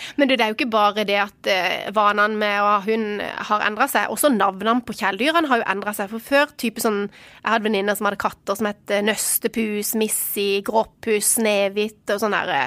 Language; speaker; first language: Norwegian; native; Norwegian